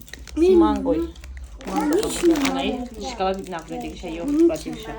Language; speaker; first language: Russian; non-native, local second language; Tajik